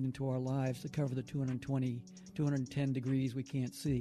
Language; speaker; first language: English; native; English